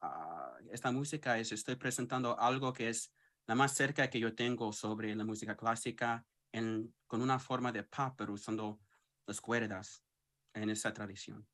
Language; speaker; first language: Spanish; early bilingual, heritage; English